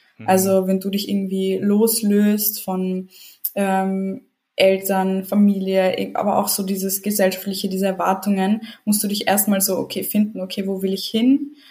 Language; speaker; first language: German; early bilingual, other home language; Serbian